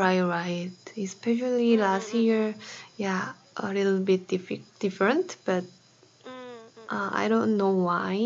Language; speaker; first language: English; non-native, fluent; Korean